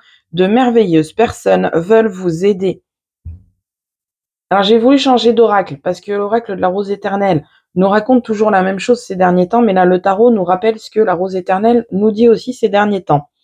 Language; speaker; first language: French; native; French